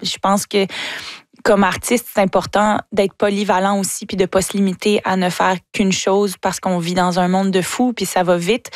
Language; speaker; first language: French; native; French